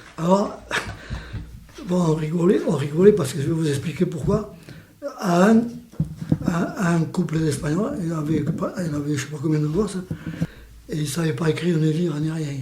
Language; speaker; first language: French; native; French